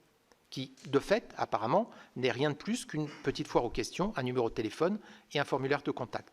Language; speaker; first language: French; native; French